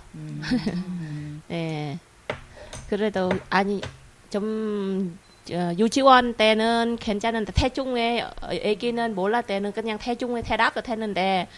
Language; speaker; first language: Korean; non-native, fluent; Vietnamese